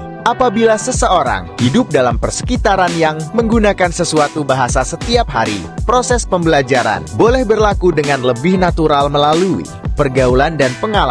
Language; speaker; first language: Malay; native; Malay